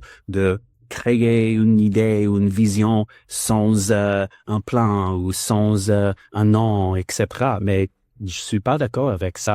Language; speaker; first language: French; non-native, learner; English